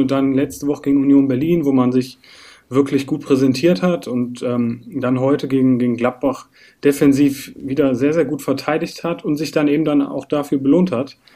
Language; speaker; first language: German; native; German